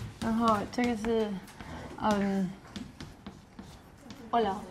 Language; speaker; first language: Chinese; non-native, learner; Spanish